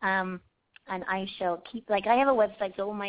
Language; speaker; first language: English; native; English